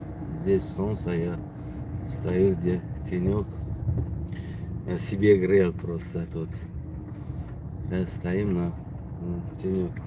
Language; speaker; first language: Russian; non-native, local second language; Tajik